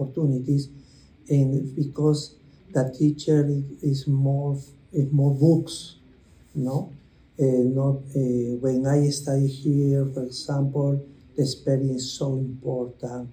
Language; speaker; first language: English; non-native, learner; Spanish